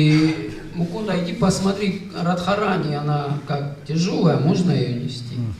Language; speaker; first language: Russian; native; Russian